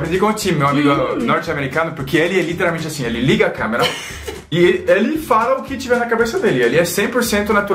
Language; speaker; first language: Portuguese; non-native, fluent; French